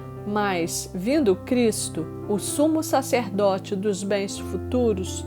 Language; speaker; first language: Portuguese; native; Portuguese